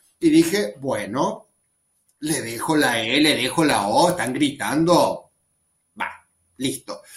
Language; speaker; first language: Spanish; native; Spanish